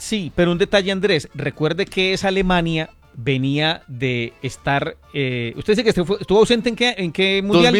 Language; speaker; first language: Spanish; native; Spanish